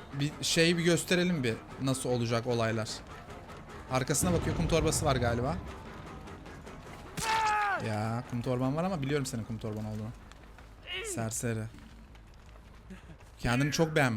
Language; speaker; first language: Turkish; native; Turkish